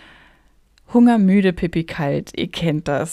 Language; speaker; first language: German; native; German